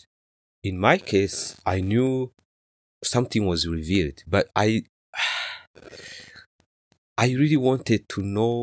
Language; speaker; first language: English; non-native, local second language; Kinyarwanda